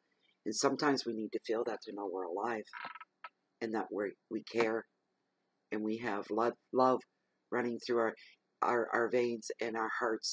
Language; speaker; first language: English; native; English